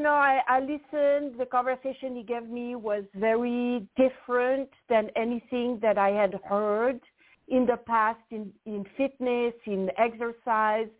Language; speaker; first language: English; non-native, fluent; French